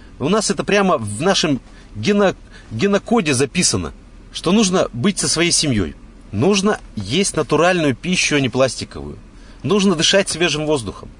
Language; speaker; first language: Russian; native; Russian